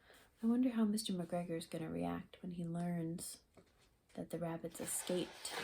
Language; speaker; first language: English; native; English